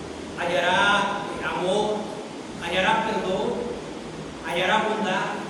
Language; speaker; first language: Spanish; native; Spanish